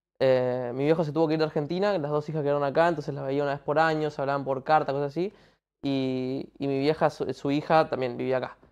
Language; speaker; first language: Spanish; native; Spanish